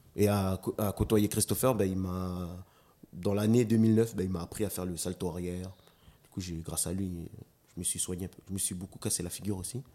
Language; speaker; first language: French; non-native, local second language; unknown